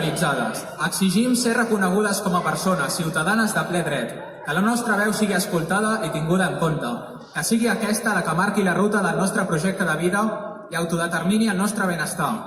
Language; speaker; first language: Catalan; native; Catalan